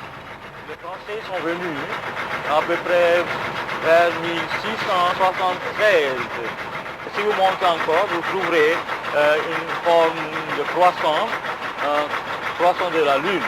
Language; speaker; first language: French; non-native, fluent; Bangla